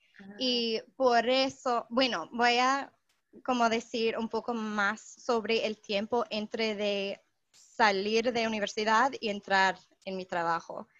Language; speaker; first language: Spanish; non-native, fluent; English